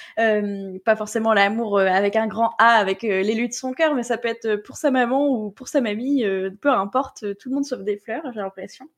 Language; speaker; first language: French; native; French